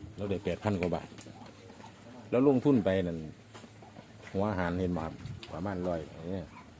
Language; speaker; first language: Thai; native; Thai